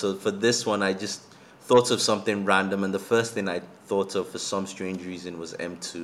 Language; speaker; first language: English; non-native, local second language; Yoruba